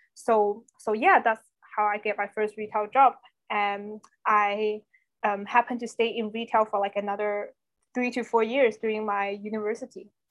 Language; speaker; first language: English; non-native, fluent; Chinese